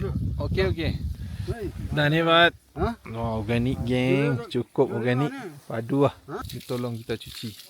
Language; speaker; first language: Malay; native; Malay